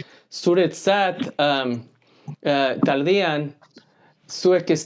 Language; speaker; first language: Basque; non-native, learner; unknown